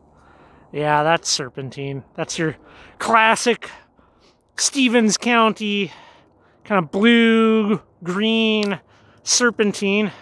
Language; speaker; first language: English; native; English